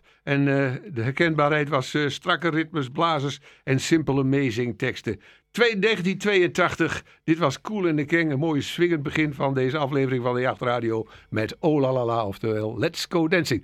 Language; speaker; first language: Dutch; native; Dutch